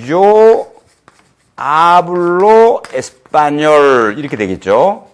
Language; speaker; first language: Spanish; non-native, fluent; Korean